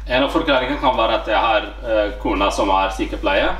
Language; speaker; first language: Norwegian; non-native, fluent; Amharic